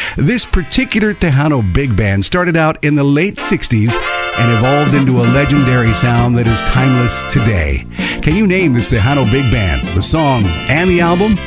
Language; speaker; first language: English; early bilingual, other home language; Spanish